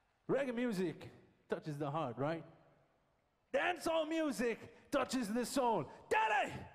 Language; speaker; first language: English; non-native, fluent; Seselwa Creole French